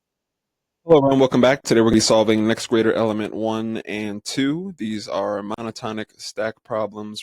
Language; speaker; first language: English; native; English